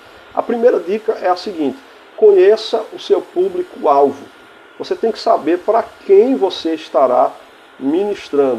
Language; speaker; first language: Portuguese; native; Portuguese